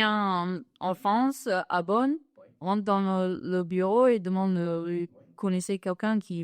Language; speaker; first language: French; non-native, fluent; English